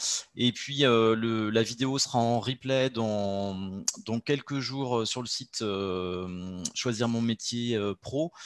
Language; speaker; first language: French; native; French